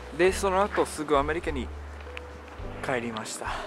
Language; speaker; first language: Japanese; non-native, learner; English